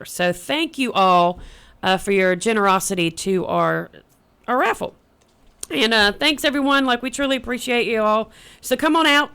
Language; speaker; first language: English; native; English